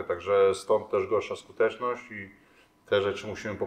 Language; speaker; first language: Polish; native; Polish